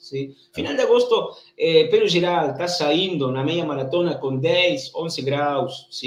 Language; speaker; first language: Portuguese; non-native, learner; Spanish